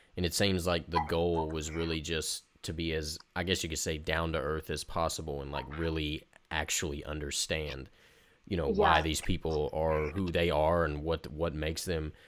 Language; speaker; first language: English; native; English